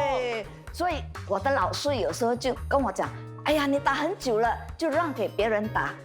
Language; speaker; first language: Chinese; native; Chinese